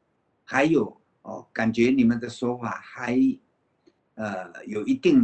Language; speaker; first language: Chinese; native; Chinese